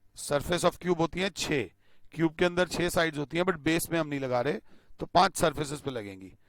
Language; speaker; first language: Hindi; native; Hindi